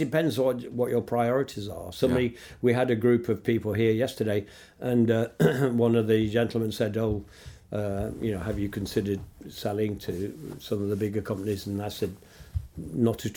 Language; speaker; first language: English; native; English